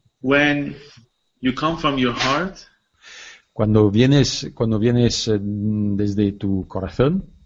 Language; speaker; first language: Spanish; non-native, learner; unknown